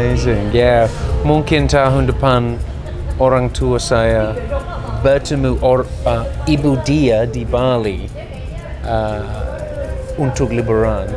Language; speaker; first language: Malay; non-native, learner; English